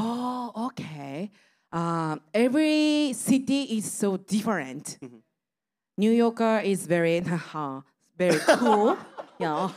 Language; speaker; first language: English; non-native, learner; Japanese